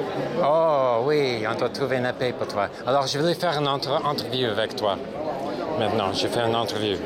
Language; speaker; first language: French; non-native, local second language; English